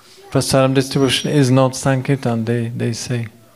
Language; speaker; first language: English; non-native, fluent; Czech